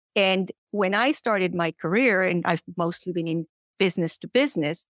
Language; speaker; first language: English; non-native, fluent; Spanish